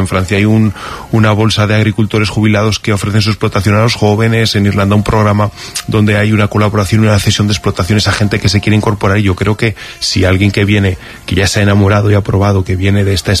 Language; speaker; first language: Spanish; native; Spanish